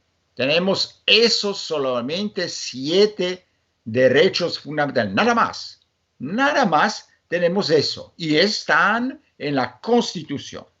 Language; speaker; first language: Spanish; non-native, fluent; Polish